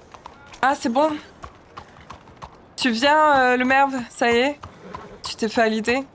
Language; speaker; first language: French; native; French